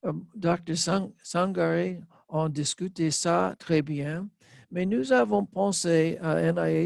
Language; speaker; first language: French; non-native, learner; English